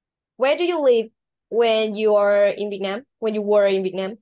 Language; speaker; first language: English; non-native, learner; Vietnamese